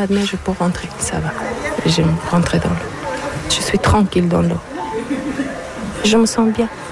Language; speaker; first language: French; non-native, learner; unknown